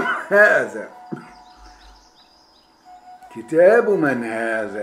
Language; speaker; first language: Arabic; non-native, fluent; Turkish